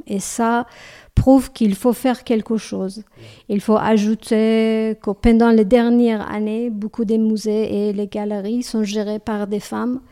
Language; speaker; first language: French; non-native, learner; Persian